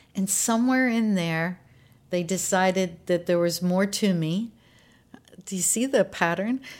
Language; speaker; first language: English; native; English